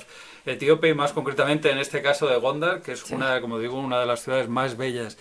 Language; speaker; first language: Spanish; native; Spanish